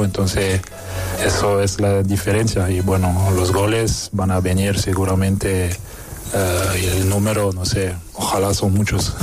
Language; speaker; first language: Spanish; non-native, fluent; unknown